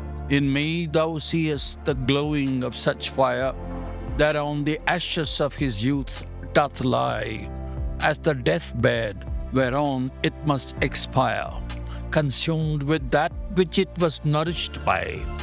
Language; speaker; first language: English; non-native, local second language; Tamil